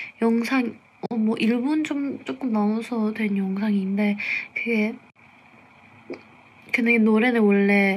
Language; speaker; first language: Korean; non-native, fluent; English